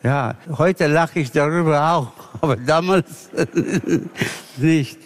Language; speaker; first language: German; non-native, fluent; Spanish